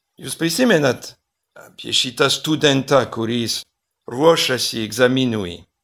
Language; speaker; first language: Lithuanian; non-native, fluent; French